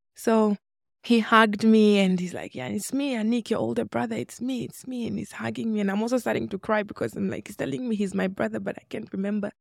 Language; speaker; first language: English; non-native, local second language; Swahili